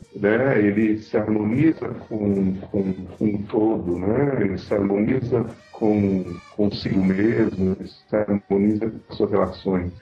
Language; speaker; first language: Portuguese; native; Portuguese